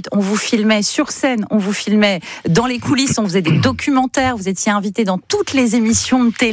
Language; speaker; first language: French; native; French